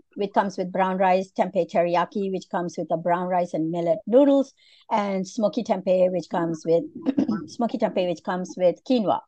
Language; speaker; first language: English; non-native, local second language; Tamil